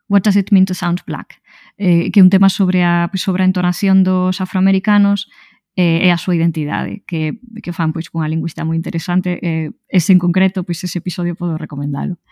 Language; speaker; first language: Galician; native; Galician